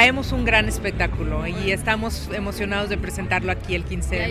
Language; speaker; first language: Spanish; native; Spanish